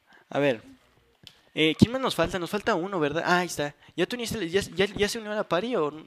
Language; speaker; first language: Spanish; native; Spanish